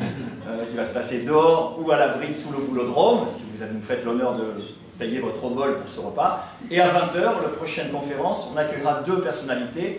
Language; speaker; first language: French; native; French